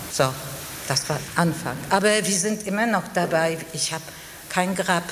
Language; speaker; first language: German; non-native, fluent; Polish